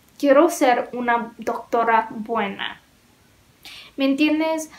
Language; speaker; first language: Spanish; non-native, learner; English